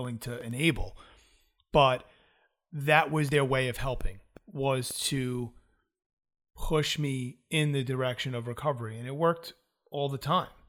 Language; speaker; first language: English; native; English